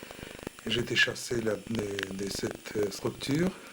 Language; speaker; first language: French; non-native, fluent; Russian